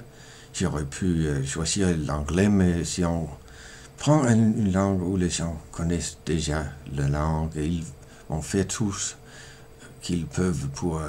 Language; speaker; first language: French; non-native, fluent; Danish